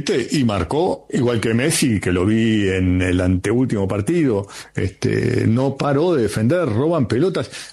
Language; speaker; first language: Spanish; native; Spanish